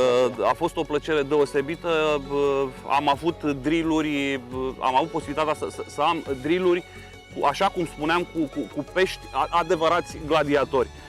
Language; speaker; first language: Romanian; native; Romanian